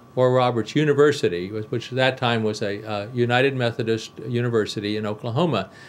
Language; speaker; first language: English; native; English